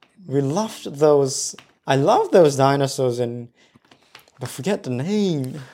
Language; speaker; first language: English; non-native, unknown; Japanese